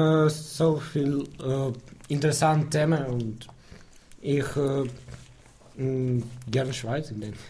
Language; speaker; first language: German; non-native, learner; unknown